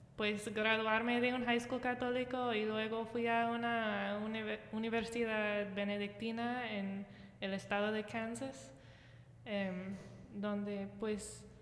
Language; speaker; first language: Spanish; early bilingual, heritage; Spanish